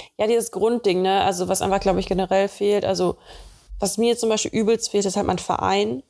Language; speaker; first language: German; early bilingual, other home language; Russian